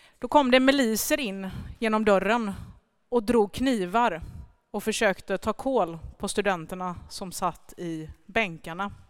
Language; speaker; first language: Swedish; early bilingual, other home language; Persian